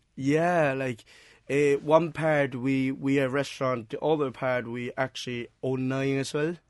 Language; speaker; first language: English; non-native, learner; Chinese